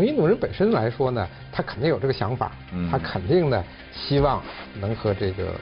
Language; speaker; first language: Chinese; native; Chinese